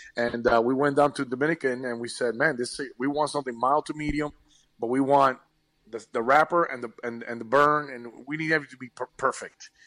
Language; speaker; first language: English; early bilingual, other home language; Spanish